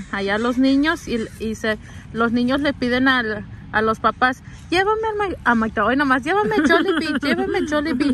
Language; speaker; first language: Spanish; early bilingual, heritage; Spanish